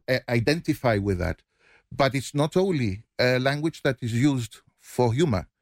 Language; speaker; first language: English; non-native, fluent; Spanish